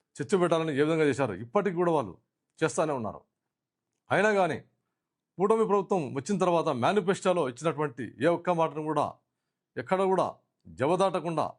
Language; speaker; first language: Telugu; native; Telugu